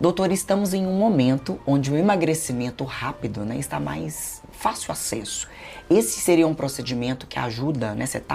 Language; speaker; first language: Portuguese; native; Portuguese